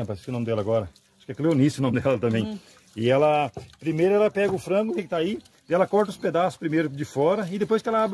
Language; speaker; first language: Portuguese; native; Portuguese